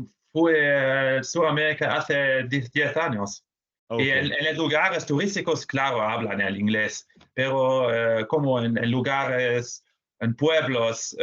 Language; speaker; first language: Spanish; non-native, fluent; German